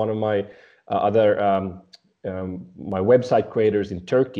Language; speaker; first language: English; non-native, fluent; Swedish